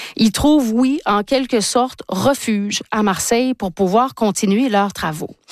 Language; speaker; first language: French; native; French